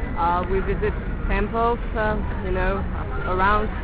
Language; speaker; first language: English; non-native, fluent; French